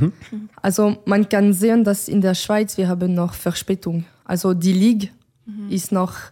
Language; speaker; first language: German; non-native, learner; French